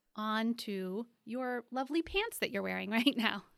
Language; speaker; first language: English; early bilingual, other home language; Polish